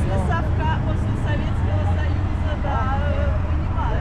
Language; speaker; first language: Russian; native; Russian